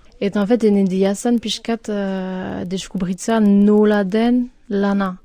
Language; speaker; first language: Basque; non-native, local second language; French